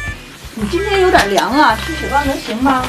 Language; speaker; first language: Chinese; native; Chinese